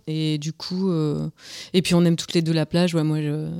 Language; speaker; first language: French; native; French